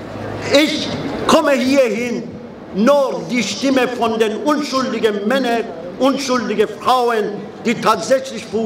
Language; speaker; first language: German; non-native, fluent; Persian